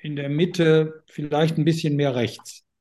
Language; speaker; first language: German; native; German